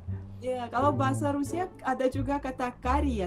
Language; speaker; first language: Indonesian; non-native, fluent; Russian